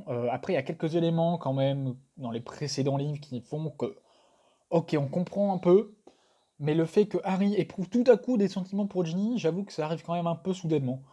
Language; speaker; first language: French; native; French